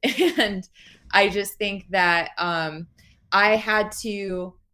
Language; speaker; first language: English; native; English